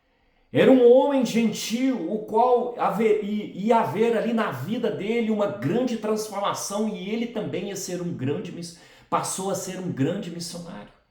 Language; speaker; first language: Portuguese; native; Portuguese